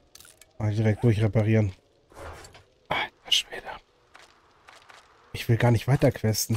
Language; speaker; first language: German; native; German